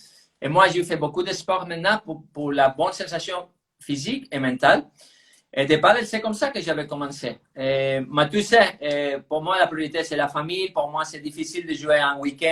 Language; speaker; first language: French; non-native, fluent; Spanish